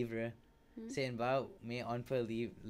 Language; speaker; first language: French; non-native, learner; English